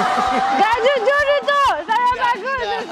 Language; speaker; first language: Indonesian; non-native, learner; Russian